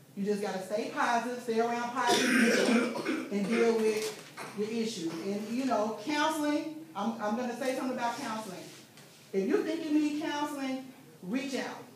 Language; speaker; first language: English; native; English